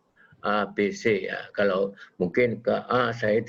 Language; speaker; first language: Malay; non-native, local second language; Javanese